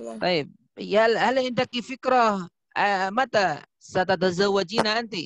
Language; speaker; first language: Arabic; non-native, fluent; Indonesian